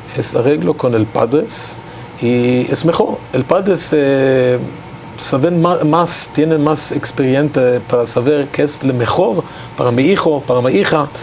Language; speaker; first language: Spanish; non-native, learner; Hebrew